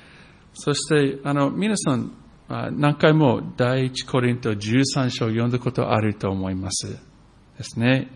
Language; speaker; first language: Japanese; non-native, fluent; English